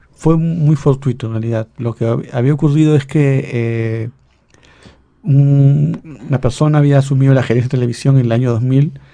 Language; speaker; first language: Spanish; native; Spanish